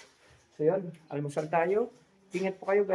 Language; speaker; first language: Filipino; non-native, local second language; Cebuano